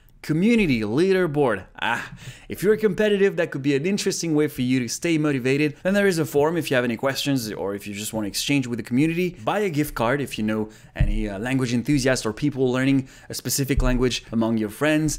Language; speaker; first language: English; non-native, fluent; Japanese